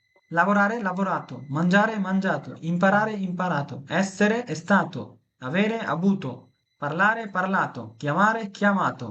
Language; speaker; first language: Italian; non-native, fluent; Bangla